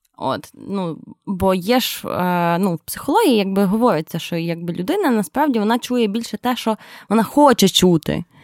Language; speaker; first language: Ukrainian; native; Ukrainian